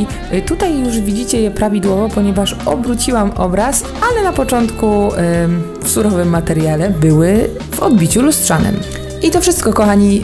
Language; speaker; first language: Polish; native; Polish